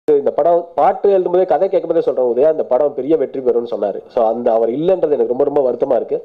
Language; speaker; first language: Tamil; native; Tamil